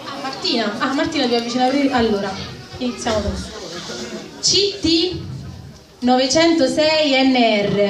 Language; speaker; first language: Italian; native; Italian